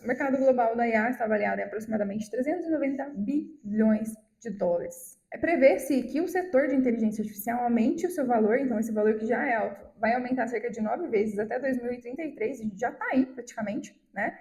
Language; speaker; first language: Portuguese; native; Portuguese